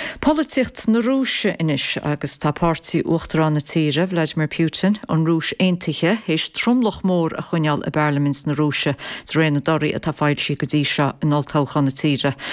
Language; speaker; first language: Irish; native; Irish